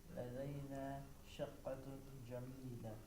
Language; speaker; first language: Arabic; non-native, learner; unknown